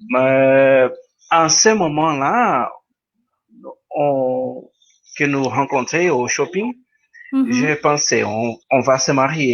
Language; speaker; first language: French; non-native, learner; Portuguese